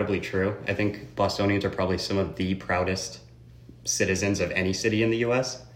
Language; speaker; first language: English; native; English